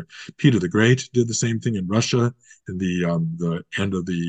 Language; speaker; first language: English; native; English